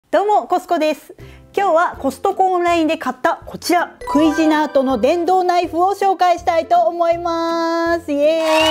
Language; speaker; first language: Japanese; native; Japanese